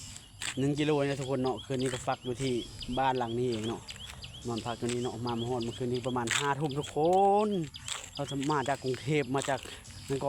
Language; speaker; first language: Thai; non-native, local second language; Northeastern Thai